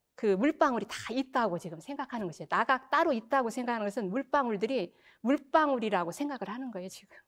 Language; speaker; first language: Korean; native; Korean